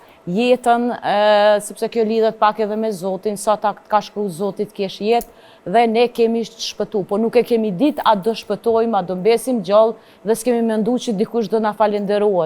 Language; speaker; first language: Albanian; native; Albanian